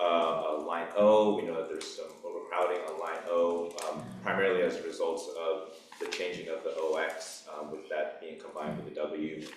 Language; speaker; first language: English; native; English